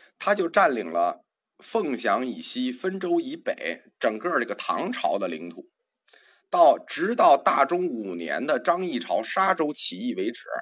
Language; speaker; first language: Chinese; native; Chinese